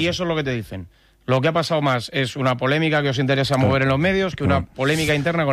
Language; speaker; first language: Spanish; native; Spanish